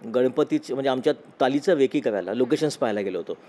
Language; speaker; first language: Marathi; native; Marathi